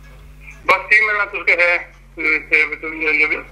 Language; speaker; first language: Danish; non-native, learner; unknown